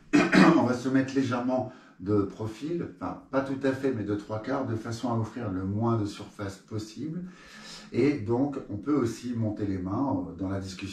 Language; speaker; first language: French; native; French